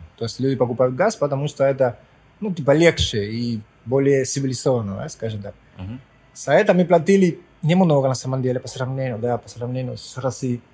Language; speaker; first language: Russian; non-native, fluent; Spanish